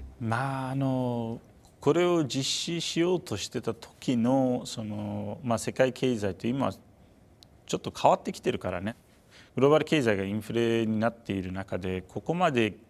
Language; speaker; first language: Japanese; non-native, fluent; Turkish